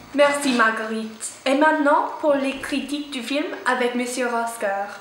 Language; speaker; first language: French; non-native, learner; English